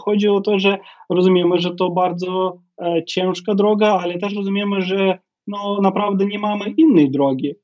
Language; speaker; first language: Polish; non-native, fluent; Ukrainian